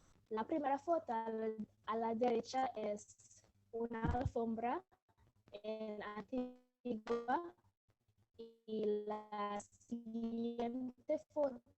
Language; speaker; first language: Spanish; non-native, learner; English